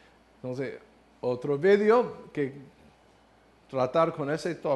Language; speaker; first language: Spanish; non-native, learner; English